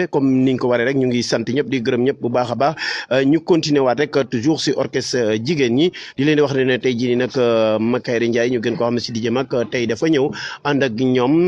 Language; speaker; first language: Wolof; non-native, local second language; Serer